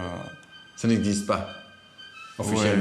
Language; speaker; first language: French; non-native, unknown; Dutch